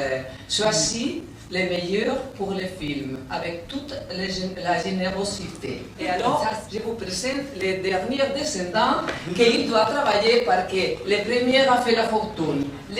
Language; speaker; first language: French; non-native, learner; Spanish